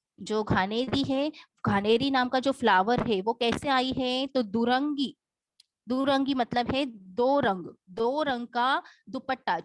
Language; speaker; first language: Hindi; non-native, local second language; Marathi